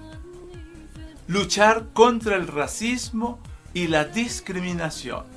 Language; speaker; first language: Spanish; native; Spanish